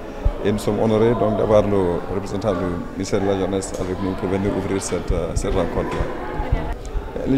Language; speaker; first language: French; non-native, local second language; Wolof